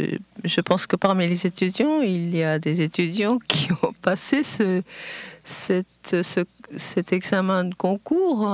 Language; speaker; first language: French; non-native, fluent; Japanese